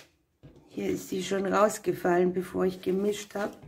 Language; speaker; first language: German; native; German